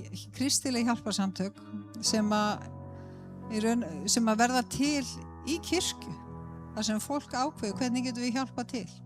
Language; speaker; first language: Icelandic; native; Icelandic